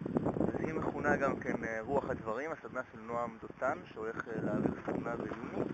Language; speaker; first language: Hebrew; native; Hebrew